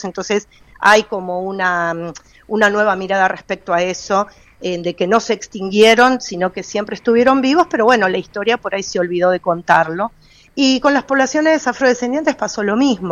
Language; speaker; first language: Spanish; native; Spanish